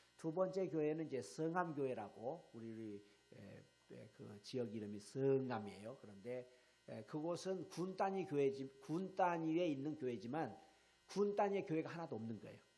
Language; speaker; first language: Korean; native; Korean